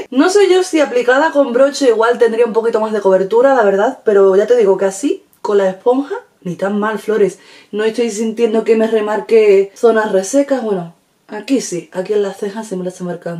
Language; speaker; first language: Spanish; native; Spanish